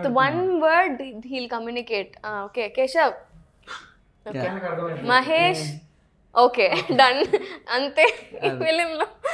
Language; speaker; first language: Telugu; non-native, learner; Tamil